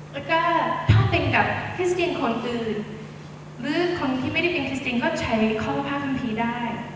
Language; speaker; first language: Thai; non-native, fluent; English